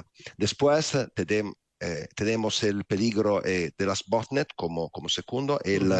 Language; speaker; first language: Spanish; non-native, learner; Italian